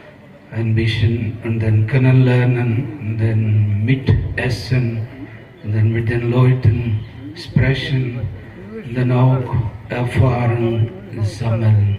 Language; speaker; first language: German; non-native, fluent; Telugu